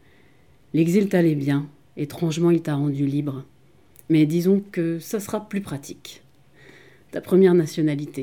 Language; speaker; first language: French; native; French